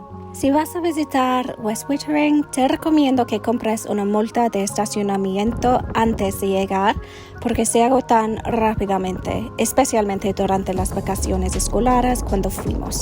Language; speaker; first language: Spanish; non-native, learner; English